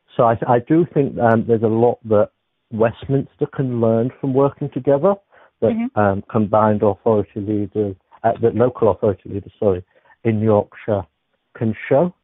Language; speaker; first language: English; native; English